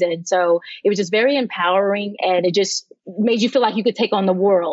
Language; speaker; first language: English; native; English